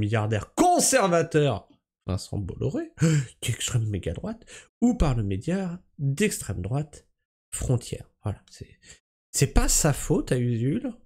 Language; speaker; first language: French; native; French